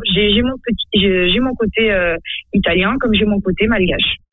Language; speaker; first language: French; non-native, local second language; Malagasy